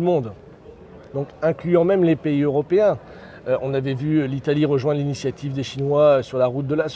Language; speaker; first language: French; native; French